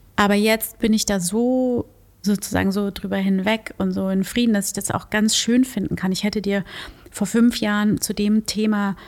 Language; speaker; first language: German; early bilingual, other home language; Portuguese